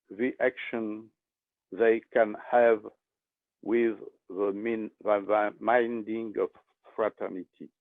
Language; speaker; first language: English; non-native, learner; French